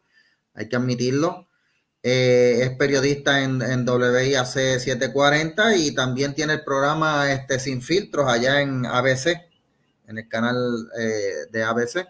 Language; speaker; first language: Spanish; native; Spanish